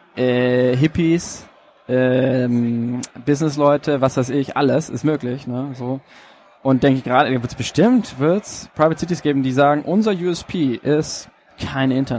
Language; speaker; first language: German; native; German